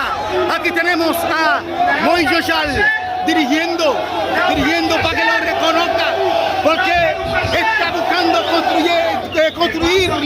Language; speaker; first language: Spanish; non-native, fluent; Haitian Creole